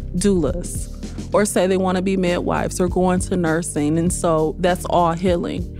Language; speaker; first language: English; native; English